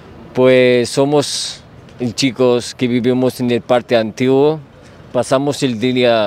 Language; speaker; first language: Spanish; non-native, fluent; Arabic